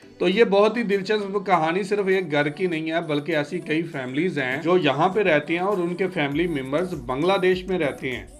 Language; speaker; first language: Urdu; non-native, local second language; Bangla